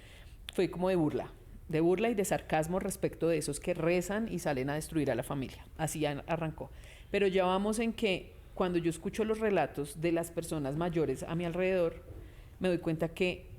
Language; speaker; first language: Spanish; native; Spanish